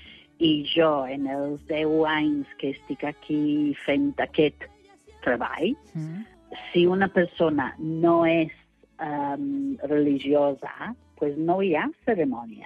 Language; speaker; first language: Catalan; non-native, fluent; English